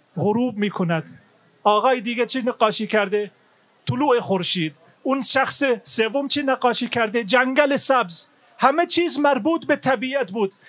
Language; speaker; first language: Persian; non-native, fluent; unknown